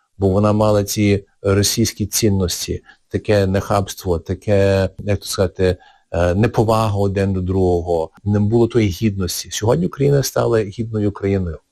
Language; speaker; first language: Ukrainian; early bilingual, heritage; Ukrainian